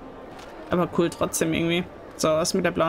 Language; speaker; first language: German; native; German